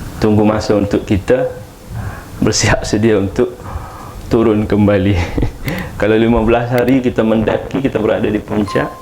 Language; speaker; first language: Malay; native; Malay